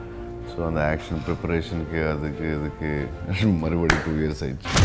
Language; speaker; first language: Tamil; non-native, local second language; Telugu